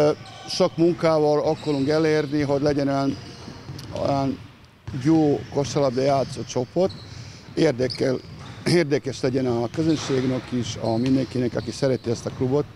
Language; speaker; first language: Hungarian; non-native, fluent; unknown